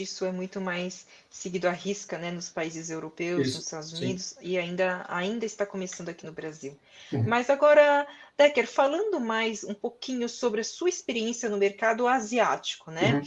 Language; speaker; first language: Portuguese; native; Portuguese